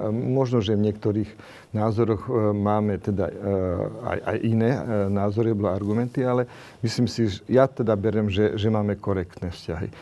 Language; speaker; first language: Slovak; non-native, local second language; Romany